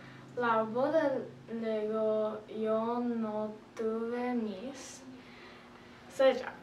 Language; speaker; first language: Spanish; non-native, learner; English